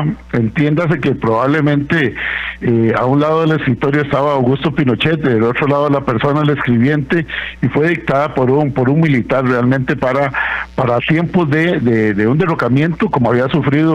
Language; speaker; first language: Spanish; native; Spanish